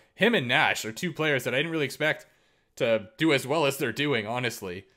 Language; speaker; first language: English; native; English